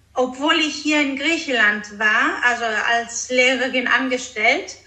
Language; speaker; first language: German; early bilingual, other home language; Greek